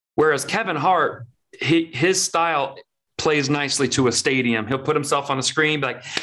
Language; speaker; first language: English; early bilingual, other home language; Persian